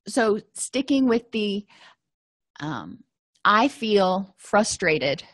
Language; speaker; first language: English; native; English